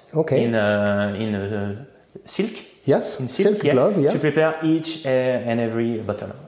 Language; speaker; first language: English; non-native, fluent; French